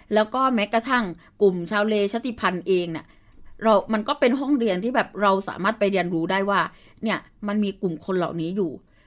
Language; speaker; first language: Thai; early bilingual, other home language; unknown